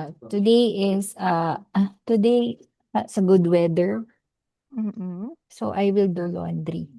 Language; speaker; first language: English; non-native, local second language; Filipino